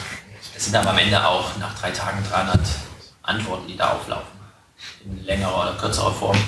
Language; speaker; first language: German; native; German